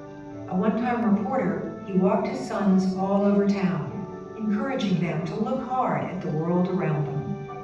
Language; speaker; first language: English; native; English